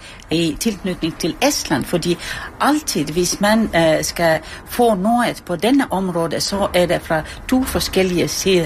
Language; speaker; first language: Danish; non-native, fluent; Estonian